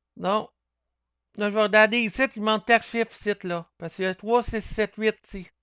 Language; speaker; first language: French; native; French